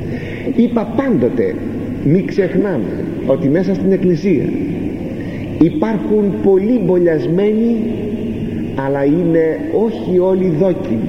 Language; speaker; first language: Greek; native; Greek